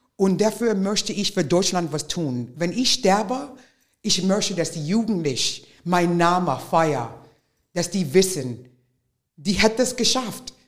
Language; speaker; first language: German; non-native, fluent; English